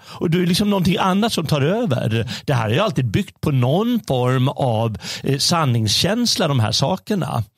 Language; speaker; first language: Swedish; native; Swedish